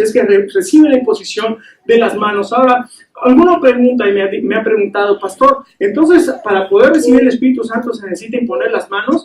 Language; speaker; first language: Spanish; native; Spanish